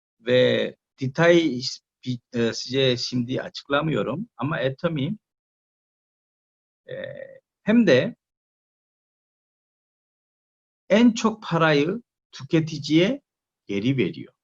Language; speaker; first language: Turkish; non-native, learner; Korean